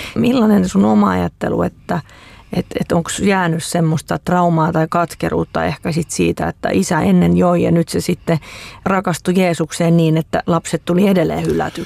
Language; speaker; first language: Finnish; native; Finnish